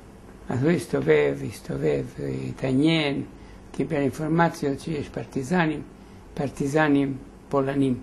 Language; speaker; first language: Hebrew; non-native, fluent; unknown